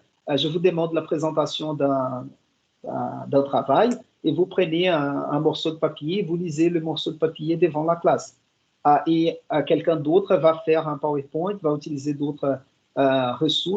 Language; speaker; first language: French; non-native, fluent; Portuguese